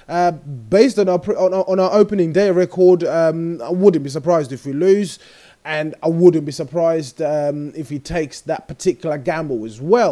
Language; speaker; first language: English; native; English